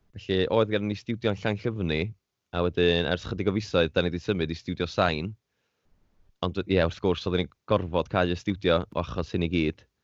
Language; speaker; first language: Welsh; native; Welsh